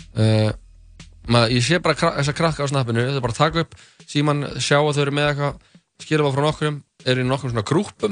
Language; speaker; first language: Icelandic; native; Icelandic